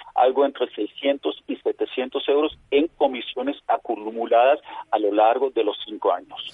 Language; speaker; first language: Spanish; non-native, fluent; German